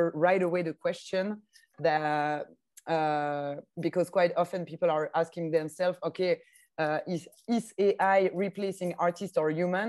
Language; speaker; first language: English; non-native, fluent; French